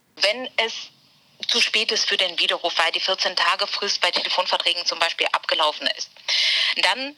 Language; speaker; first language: German; native; German